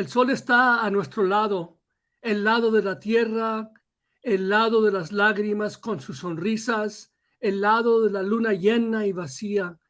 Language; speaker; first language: Spanish; early bilingual, heritage; Spanish